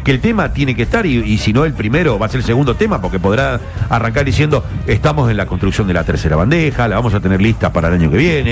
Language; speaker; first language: Spanish; native; Spanish